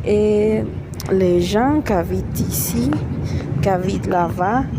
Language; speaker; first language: French; non-native, learner; Spanish